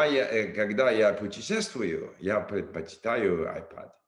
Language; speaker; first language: Russian; non-native, learner; English